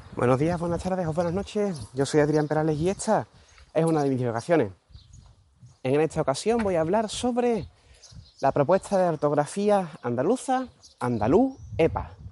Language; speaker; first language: Spanish; native; Spanish